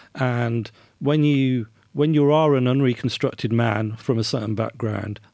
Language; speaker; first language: English; native; English